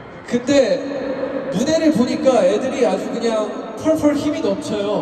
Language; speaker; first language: Korean; native; Korean